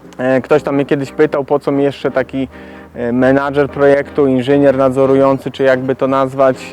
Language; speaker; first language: Polish; native; Polish